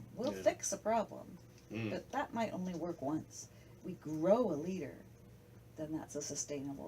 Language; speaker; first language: English; native; English